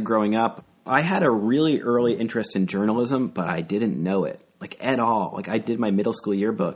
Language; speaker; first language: English; native; English